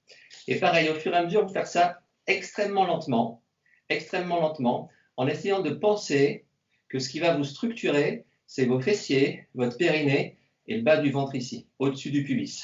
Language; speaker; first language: French; native; French